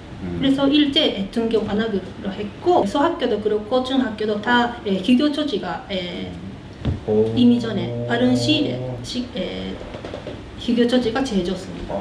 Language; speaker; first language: Korean; early bilingual, heritage; Korean